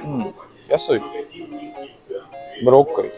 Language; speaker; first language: Japanese; non-native, learner; Russian